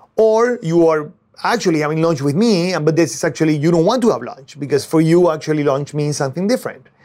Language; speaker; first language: English; non-native, fluent; Spanish